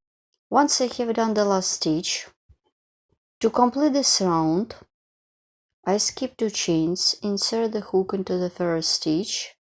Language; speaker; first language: English; non-native, fluent; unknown